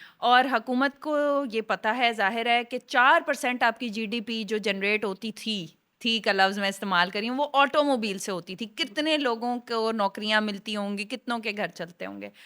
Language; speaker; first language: Urdu; non-native, local second language; Saraiki